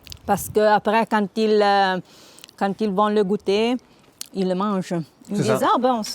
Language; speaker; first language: French; non-native, local second language; Italian